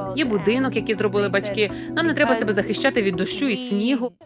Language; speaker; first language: Ukrainian; non-native, fluent; English